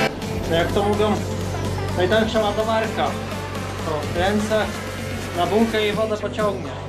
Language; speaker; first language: Polish; native; Polish